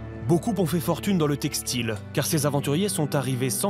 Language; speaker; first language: French; native; French